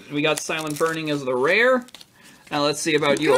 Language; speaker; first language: English; native; English